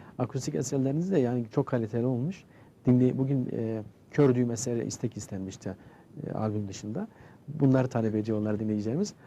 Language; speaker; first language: Turkish; native; Turkish